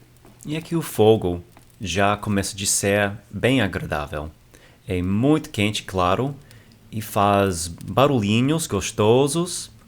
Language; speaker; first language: Portuguese; non-native, fluent; English